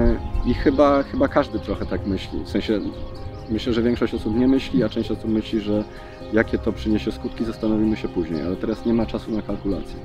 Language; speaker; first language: Polish; native; Polish